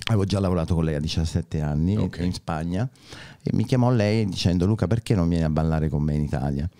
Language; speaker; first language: Italian; native; Italian